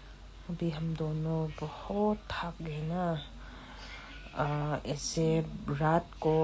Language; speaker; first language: Hindi; non-native, local second language; Mizo